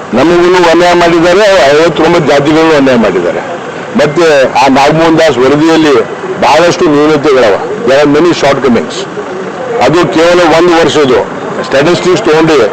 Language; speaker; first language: Kannada; non-native, local second language; Lambadi